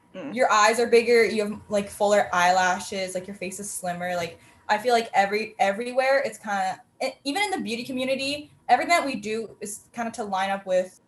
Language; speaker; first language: English; native; English